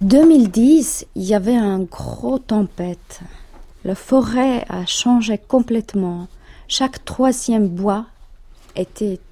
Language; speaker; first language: French; non-native, fluent; Finnish